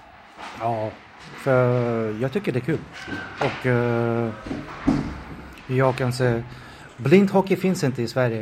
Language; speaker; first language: Swedish; non-native, fluent; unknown